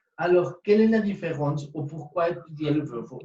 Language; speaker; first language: French; non-native, fluent; Spanish